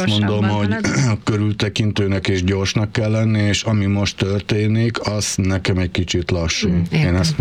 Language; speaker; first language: Hungarian; native; Hungarian